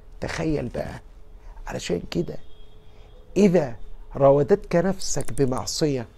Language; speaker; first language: Arabic; native; Arabic